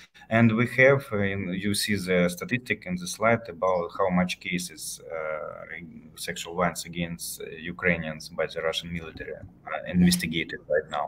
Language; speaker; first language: English; non-native, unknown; Ukrainian